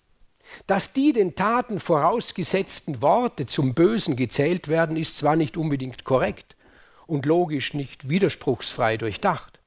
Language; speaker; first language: German; native; German